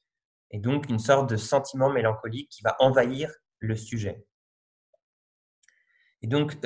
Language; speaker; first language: French; native; French